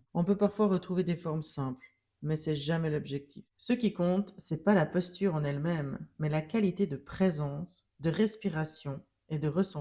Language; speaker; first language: French; native; French